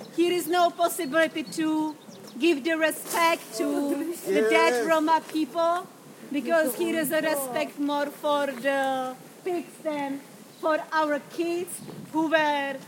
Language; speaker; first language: English; non-native, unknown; Czech